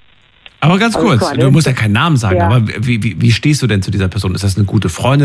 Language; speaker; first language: German; native; German